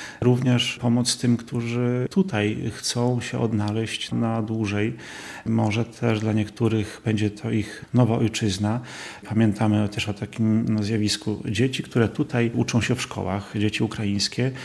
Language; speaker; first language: Polish; native; Polish